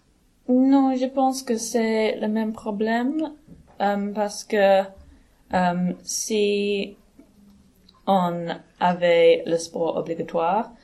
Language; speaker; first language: French; non-native, learner; English